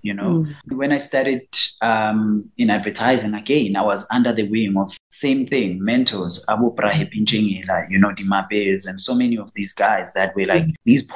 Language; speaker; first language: English; non-native, local second language; Xhosa